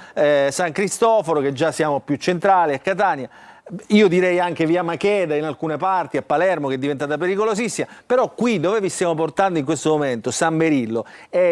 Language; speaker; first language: Italian; native; Italian